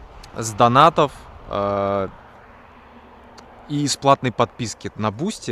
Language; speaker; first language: Russian; native; Russian